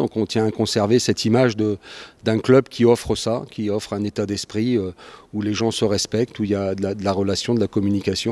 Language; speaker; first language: French; native; French